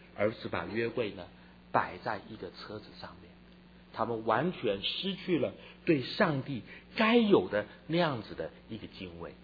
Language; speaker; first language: Chinese; native; Chinese